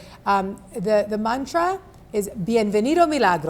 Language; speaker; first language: Spanish; non-native, learner; English